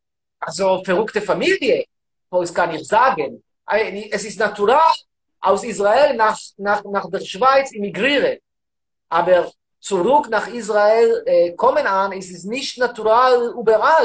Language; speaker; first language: German; non-native, learner; Hebrew